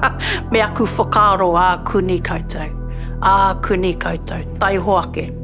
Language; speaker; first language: Māori; non-native, local second language; English